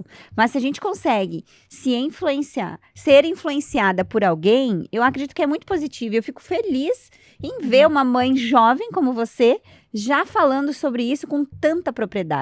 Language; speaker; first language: Portuguese; native; Portuguese